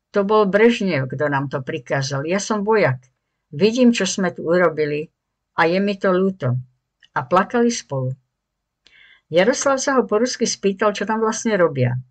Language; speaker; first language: Slovak; native; Slovak